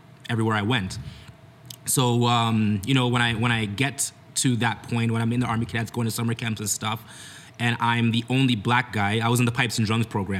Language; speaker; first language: English; native; English